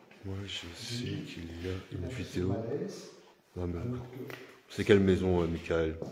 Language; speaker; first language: French; native; French